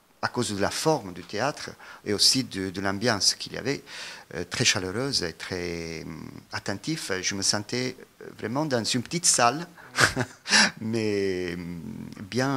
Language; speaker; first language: French; non-native, fluent; Italian